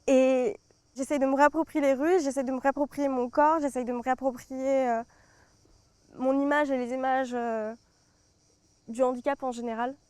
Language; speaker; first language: French; native; French